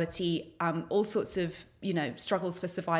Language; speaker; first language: English; native; English